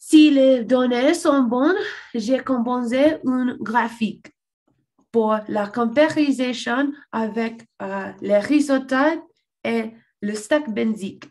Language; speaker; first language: French; non-native, learner; English